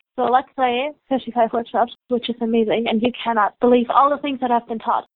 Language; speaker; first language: English; non-native, fluent; German